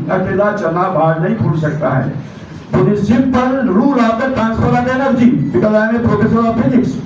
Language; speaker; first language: Hindi; non-native, local second language; Marathi